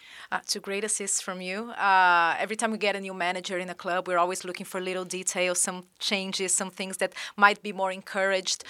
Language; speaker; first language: English; non-native, fluent; Portuguese